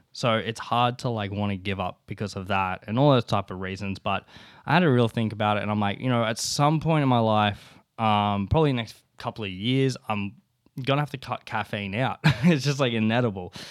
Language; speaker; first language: English; native; English